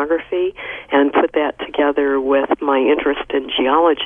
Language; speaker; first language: English; native; English